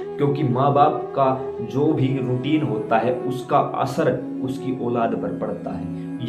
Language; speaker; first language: Hindi; native; Hindi